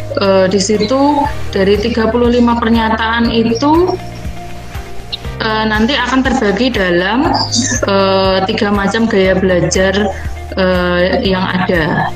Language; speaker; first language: Indonesian; native; Indonesian